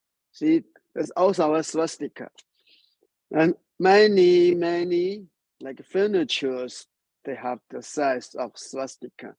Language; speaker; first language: English; non-native, learner; Chinese